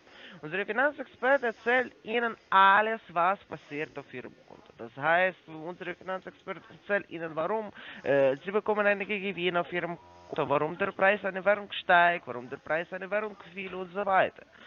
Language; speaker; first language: German; non-native, learner; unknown